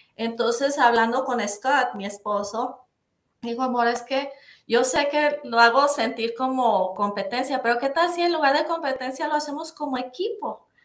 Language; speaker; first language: Spanish; native; Spanish